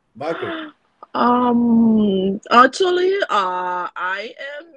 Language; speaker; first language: English; non-native, fluent; Burmese